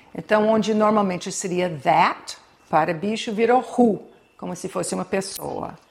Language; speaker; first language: Portuguese; non-native, fluent; English